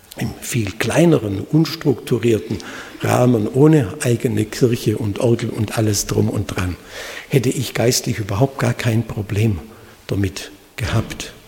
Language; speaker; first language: German; native; German